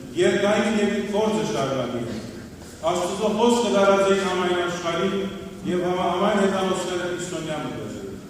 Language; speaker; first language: Armenian; early bilingual, heritage; Armenian